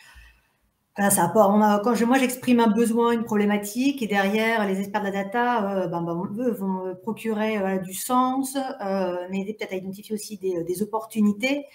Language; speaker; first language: French; native; French